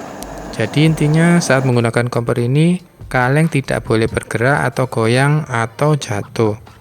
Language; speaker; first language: Indonesian; native; Indonesian